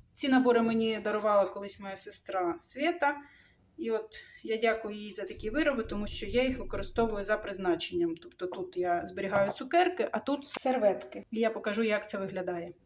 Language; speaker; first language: Ukrainian; non-native, local second language; Russian